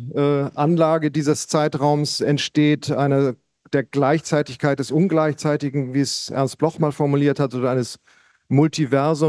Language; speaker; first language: German; native; German